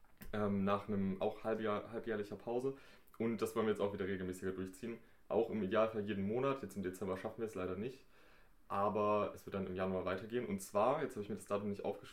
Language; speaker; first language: German; native; German